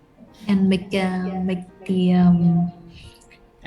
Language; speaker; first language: English; non-native, learner; Vietnamese